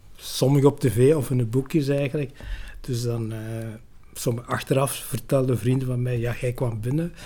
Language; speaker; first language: Dutch; early bilingual, other home language; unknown